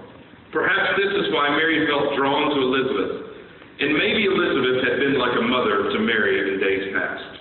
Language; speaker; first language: English; native; English